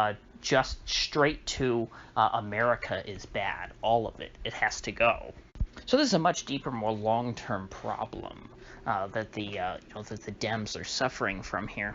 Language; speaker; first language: English; native; English